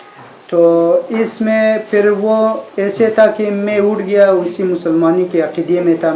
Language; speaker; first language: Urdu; non-native, learner; Persian